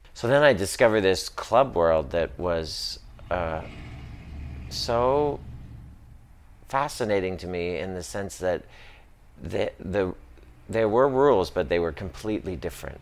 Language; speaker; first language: English; native; English